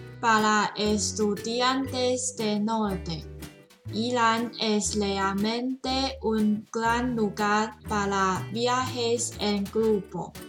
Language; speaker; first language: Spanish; non-native, learner; Chinese